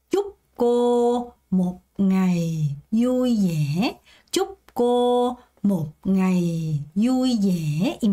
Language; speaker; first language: Vietnamese; non-native, fluent; Korean